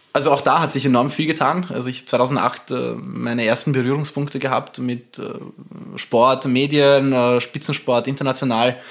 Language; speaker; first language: German; early bilingual, other home language; Romanian